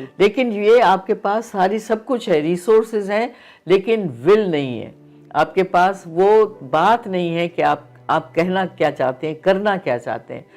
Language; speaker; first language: Urdu; non-native, local second language; Sindhi